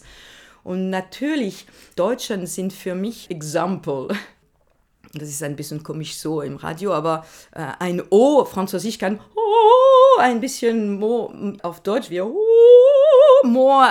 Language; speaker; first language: German; non-native, learner; French